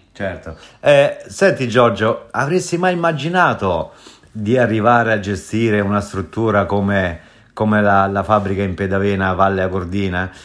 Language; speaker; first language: Italian; native; Italian